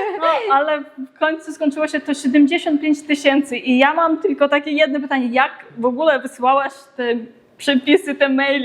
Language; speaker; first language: Polish; native; Polish